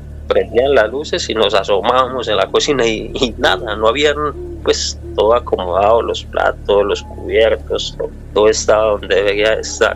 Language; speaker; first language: Spanish; native; Spanish